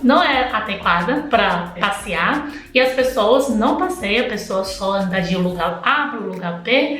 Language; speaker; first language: Portuguese; non-native, fluent; Chinese